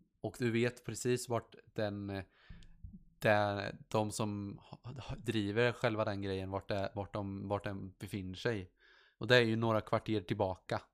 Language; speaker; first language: Swedish; native; Swedish